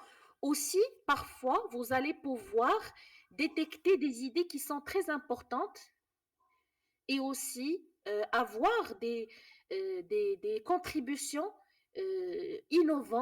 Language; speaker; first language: French; non-native, local second language; Arabic